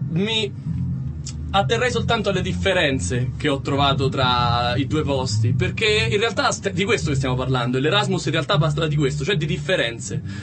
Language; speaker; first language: Italian; native; Italian